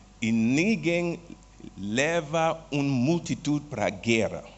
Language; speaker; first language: Portuguese; non-native, learner; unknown